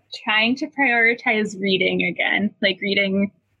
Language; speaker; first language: English; native; English